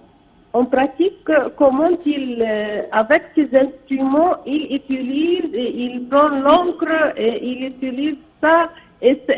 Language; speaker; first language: French; non-native, fluent; Arabic